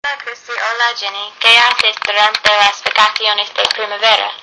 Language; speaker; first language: Spanish; non-native, learner; English